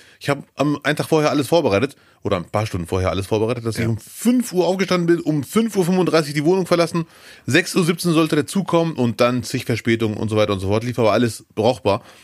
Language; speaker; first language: German; early bilingual, other home language; Arabic